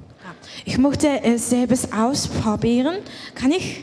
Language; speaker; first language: German; non-native, learner; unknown